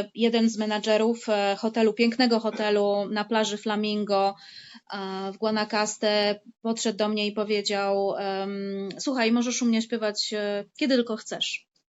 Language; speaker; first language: Polish; native; Polish